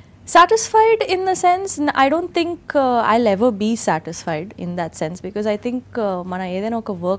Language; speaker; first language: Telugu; non-native, fluent; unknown